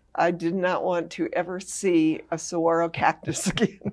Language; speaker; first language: English; native; English